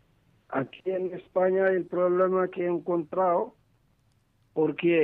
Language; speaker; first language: Spanish; non-native, learner; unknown